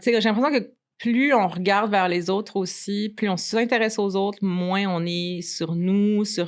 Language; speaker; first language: French; native; French